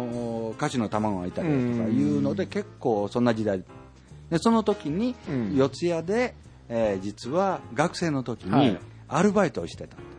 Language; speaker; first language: Japanese; native; Japanese